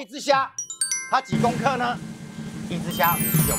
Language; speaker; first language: Chinese; native; Chinese